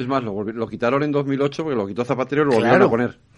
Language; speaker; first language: Spanish; native; Spanish